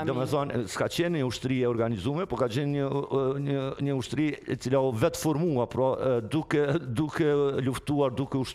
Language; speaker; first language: Albanian; native; Albanian